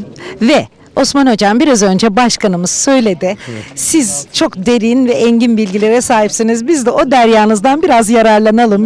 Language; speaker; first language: Turkish; native; Turkish